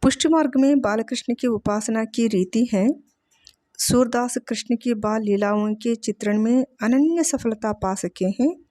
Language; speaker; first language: Hindi; non-native, local second language; Telugu